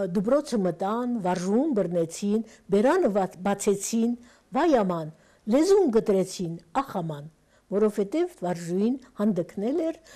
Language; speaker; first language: Armenian; early bilingual, heritage; Armenian